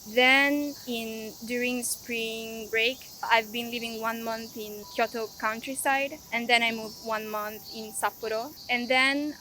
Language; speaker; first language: English; non-native, fluent; Italian